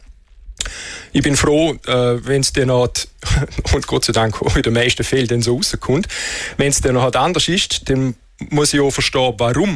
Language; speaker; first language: German; native; German